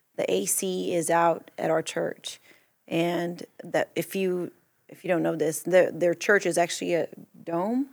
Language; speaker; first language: English; early bilingual, other home language; Portuguese